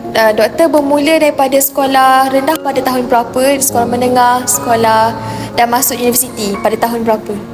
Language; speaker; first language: Malay; native; Malay